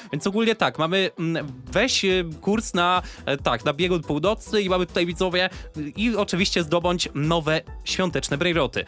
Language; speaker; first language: Polish; native; Polish